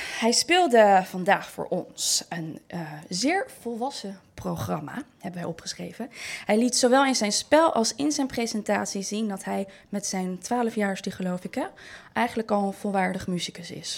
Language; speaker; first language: Dutch; native; Dutch